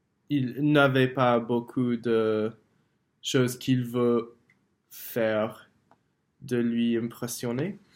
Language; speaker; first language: French; non-native, learner; English